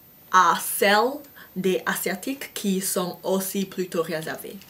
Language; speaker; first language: French; non-native, fluent; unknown